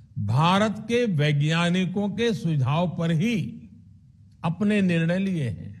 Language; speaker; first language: Hindi; non-native, local second language; Gujarati